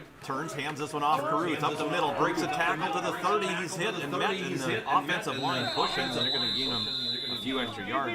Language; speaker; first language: English; native; English